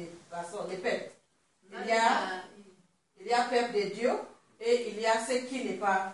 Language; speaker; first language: French; non-native, learner; Swahili